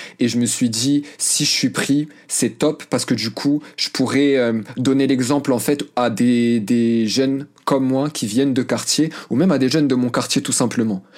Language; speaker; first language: French; early bilingual, other home language; Arabic